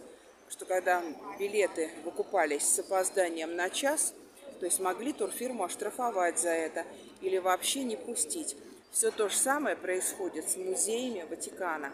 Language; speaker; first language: Russian; native; Russian